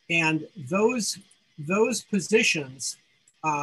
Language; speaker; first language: English; native; English